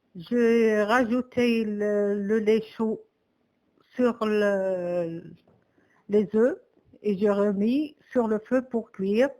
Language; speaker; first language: French; non-native, local second language; Arabic